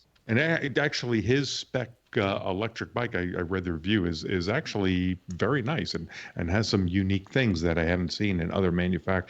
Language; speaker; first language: English; native; English